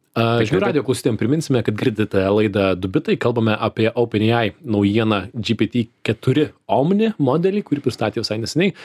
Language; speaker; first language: Lithuanian; native; Lithuanian